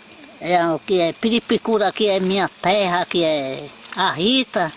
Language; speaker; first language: Portuguese; non-native, local second language; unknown